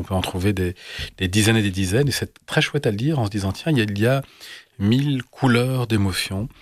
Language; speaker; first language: French; native; French